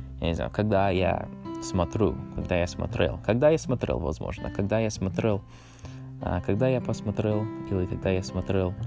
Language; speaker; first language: Russian; non-native, learner; English